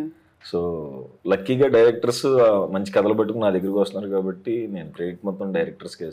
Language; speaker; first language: Telugu; native; Telugu